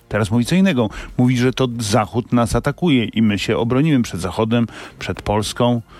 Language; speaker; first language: Polish; native; Polish